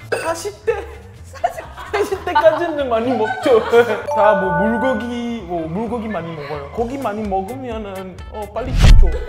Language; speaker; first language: Korean; non-native, learner; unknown